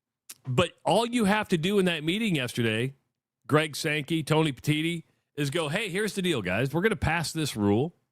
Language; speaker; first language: English; native; English